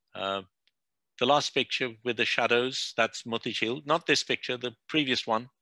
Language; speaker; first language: English; non-native, local second language; Bangla